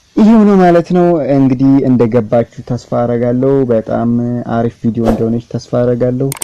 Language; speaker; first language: Amharic; non-native, local second language; Oromo